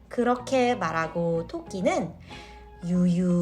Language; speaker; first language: Korean; native; Korean